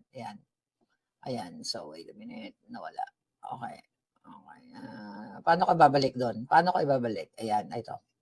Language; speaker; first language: Filipino; native; Filipino